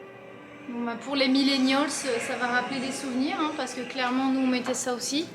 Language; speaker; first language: French; native; French